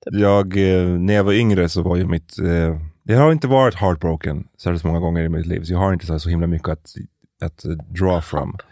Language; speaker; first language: Swedish; native; Swedish